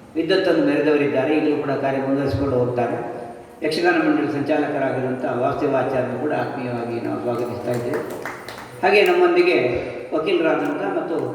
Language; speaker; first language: Kannada; native; Kannada